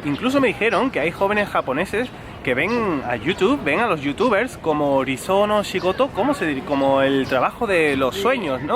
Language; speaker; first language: Spanish; native; Spanish